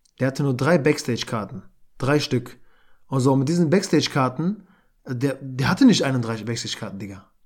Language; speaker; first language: German; early bilingual, other home language; Albanian